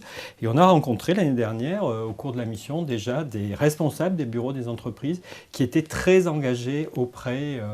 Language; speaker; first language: French; native; French